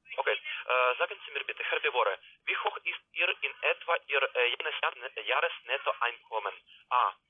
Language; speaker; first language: German; non-native, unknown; Bulgarian